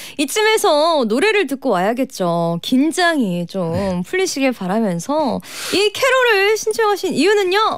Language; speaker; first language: Korean; native; Korean